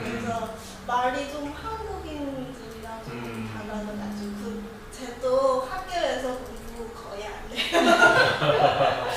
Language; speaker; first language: Korean; non-native, learner; Chinese